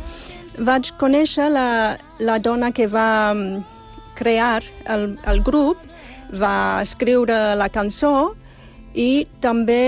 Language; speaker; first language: Catalan; non-native, fluent; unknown